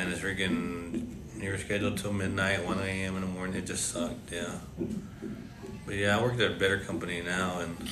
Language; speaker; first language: English; early bilingual, other home language; Spanish